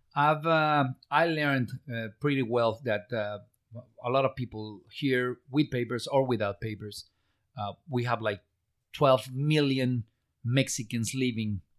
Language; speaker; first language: English; non-native, fluent; Spanish